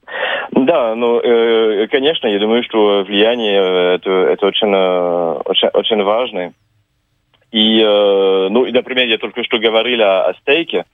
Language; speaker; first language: Russian; non-native, fluent; French